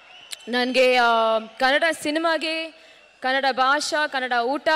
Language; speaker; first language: Kannada; non-native, learner; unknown